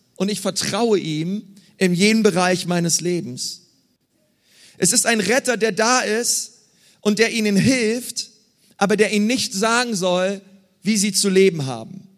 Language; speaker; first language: German; native; German